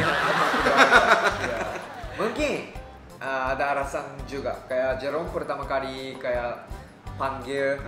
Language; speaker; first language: Indonesian; non-native, fluent; Japanese